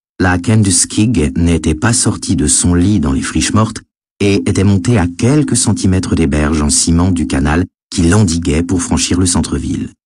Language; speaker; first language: French; native; French